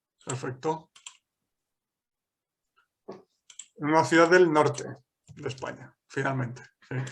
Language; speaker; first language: Spanish; non-native, fluent; English